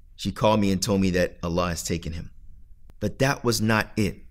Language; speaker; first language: English; native; English